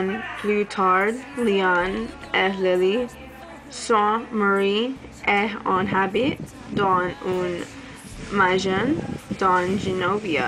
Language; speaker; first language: French; non-native, learner; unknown